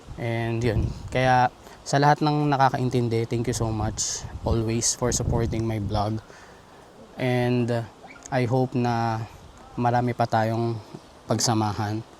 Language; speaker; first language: Filipino; native; Filipino